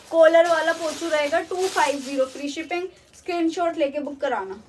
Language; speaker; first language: Hindi; native; Hindi